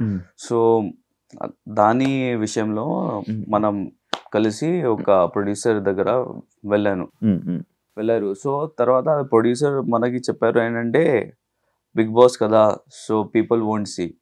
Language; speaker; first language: Telugu; non-native, local second language; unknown